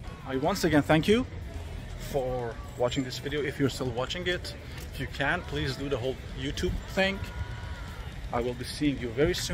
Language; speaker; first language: English; non-native, fluent; Persian